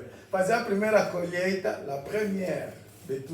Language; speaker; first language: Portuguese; non-native, fluent; Lingala